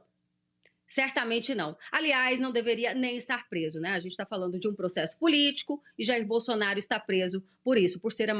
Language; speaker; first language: Portuguese; native; Portuguese